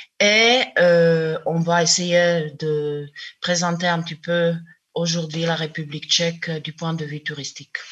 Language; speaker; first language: French; non-native, fluent; Czech